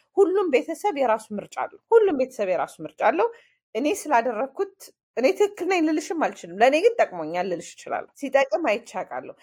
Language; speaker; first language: Amharic; early bilingual, heritage; Amharic